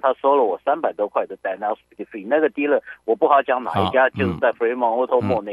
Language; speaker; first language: Chinese; native; Chinese